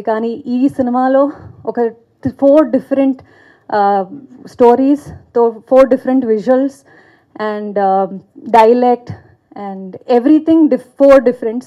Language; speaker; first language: Telugu; non-native, fluent; Kannada